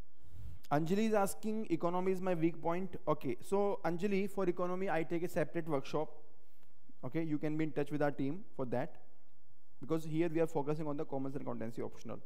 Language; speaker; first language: English; non-native, local second language; Hindi